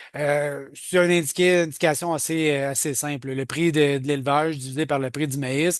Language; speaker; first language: French; native; French